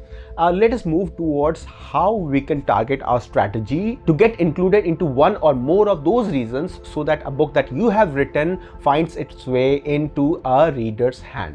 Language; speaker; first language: English; non-native, local second language; Hindi